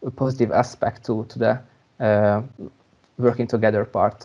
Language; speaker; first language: English; non-native, fluent; Hungarian